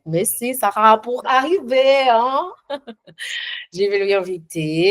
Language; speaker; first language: French; non-native, learner; Portuguese